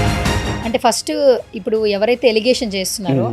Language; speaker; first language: Telugu; native; Telugu